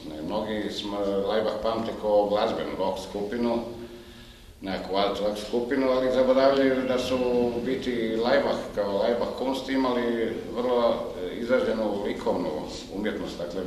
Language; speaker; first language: Croatian; native; Croatian